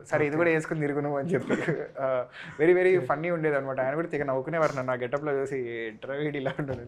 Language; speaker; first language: Telugu; native; Telugu